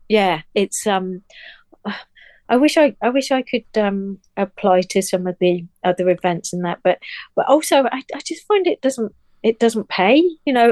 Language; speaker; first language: English; native; English